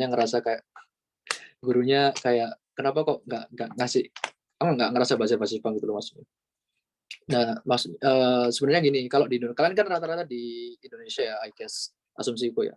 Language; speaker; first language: Indonesian; native; Indonesian